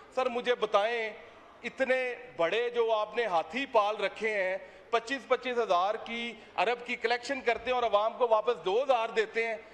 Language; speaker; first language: Urdu; non-native, local second language; Punjabi